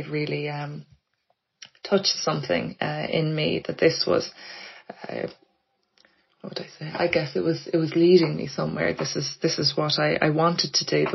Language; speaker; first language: English; native; English